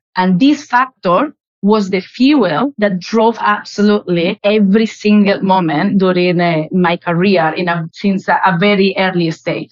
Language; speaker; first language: English; non-native, fluent; Spanish